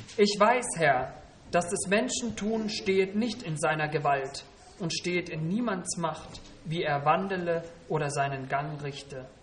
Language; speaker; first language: German; native; German